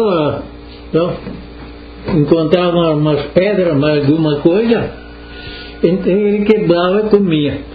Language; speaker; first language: Portuguese; non-native, local second language; Italian